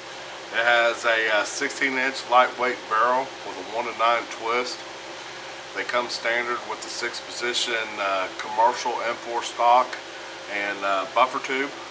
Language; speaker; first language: English; native; English